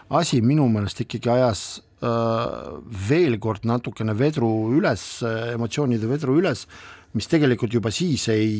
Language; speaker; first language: Estonian; non-native, local second language; Russian